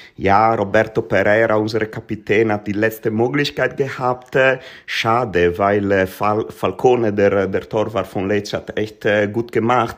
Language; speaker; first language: German; non-native, fluent; Italian